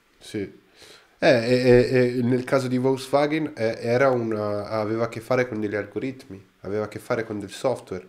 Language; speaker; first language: Italian; native; Italian